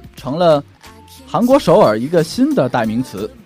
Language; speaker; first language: Chinese; native; Chinese